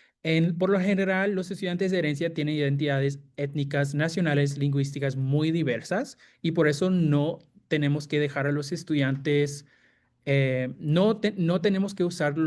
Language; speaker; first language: Spanish; non-native, fluent; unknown